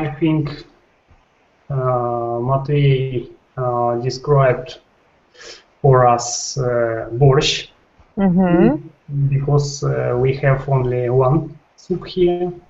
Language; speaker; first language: English; non-native, learner; Russian